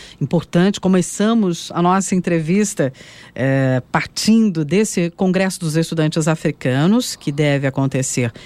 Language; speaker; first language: Portuguese; native; Portuguese